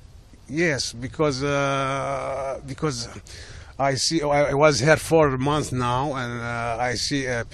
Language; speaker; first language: English; non-native, learner; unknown